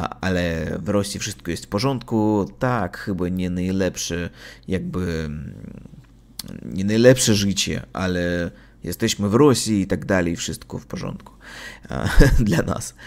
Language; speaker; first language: Polish; non-native, learner; Russian